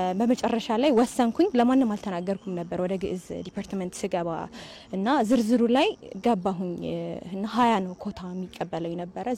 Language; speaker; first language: Amharic; native; Amharic